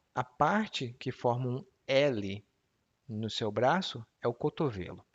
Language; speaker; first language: Portuguese; native; Portuguese